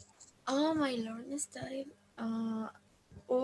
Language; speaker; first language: English; non-native, learner; Spanish